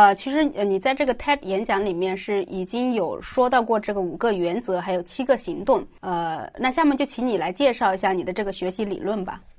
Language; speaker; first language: Chinese; native; Chinese